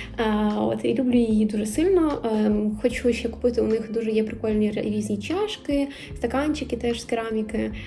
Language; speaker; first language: Ukrainian; native; Ukrainian